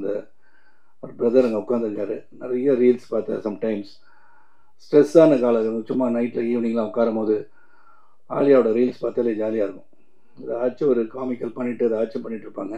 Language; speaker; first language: Tamil; native; Tamil